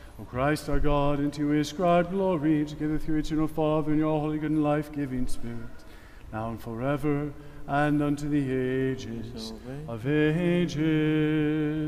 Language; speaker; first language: English; native; English